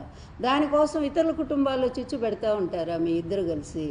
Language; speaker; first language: Telugu; native; Telugu